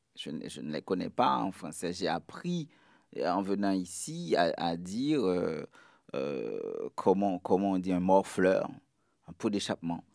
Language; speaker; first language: French; non-native, local second language; Haitian Creole